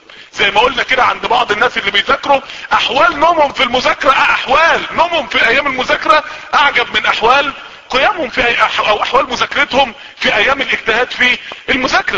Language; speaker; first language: Arabic; native; Arabic